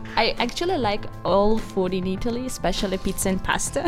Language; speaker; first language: English; non-native, fluent; Azerbaijani